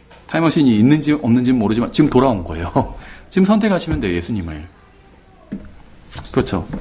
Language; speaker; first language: Korean; native; Korean